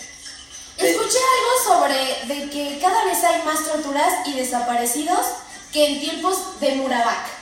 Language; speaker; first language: Spanish; native; Spanish